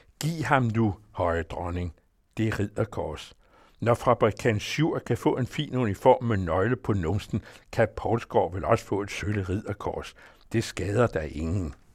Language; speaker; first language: Danish; native; Danish